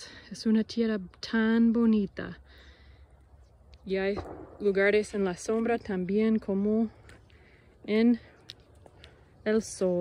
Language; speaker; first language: Spanish; non-native, learner; English